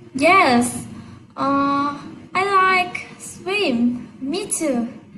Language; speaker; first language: English; non-native, learner; Vietnamese